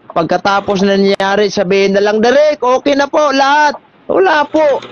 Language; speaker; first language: Filipino; non-native, local second language; Cebuano